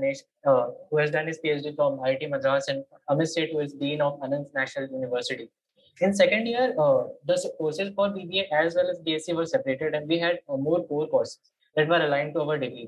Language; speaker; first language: English; non-native, local second language; Hindi